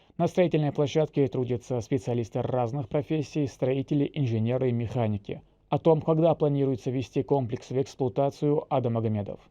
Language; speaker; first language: Russian; non-native, local second language; Chechen